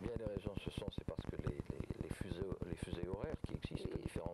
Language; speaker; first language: French; native; French